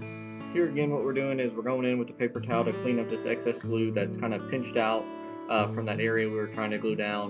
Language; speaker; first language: English; native; English